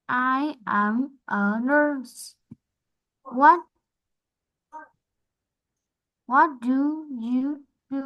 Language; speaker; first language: English; non-native, learner; Vietnamese